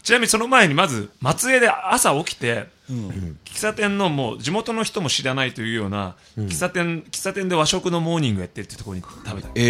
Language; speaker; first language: Japanese; native; Japanese